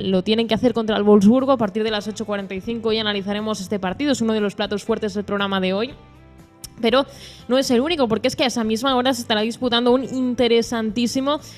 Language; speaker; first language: Spanish; native; Spanish